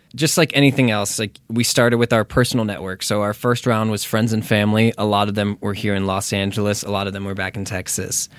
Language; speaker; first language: English; native; English